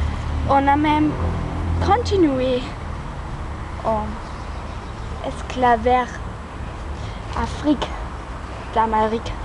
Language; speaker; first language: French; non-native, learner; German